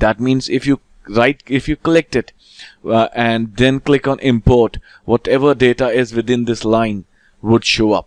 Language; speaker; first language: English; non-native, local second language; Hindi